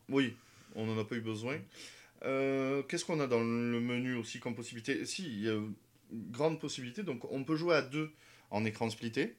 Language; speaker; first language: French; native; French